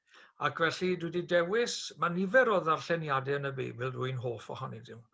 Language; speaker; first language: Welsh; native; Welsh